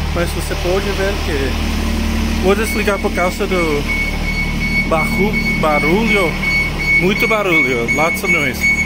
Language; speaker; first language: Portuguese; non-native, learner; English